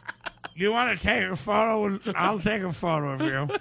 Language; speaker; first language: English; native; English